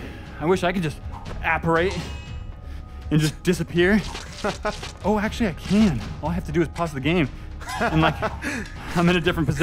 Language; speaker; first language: English; native; English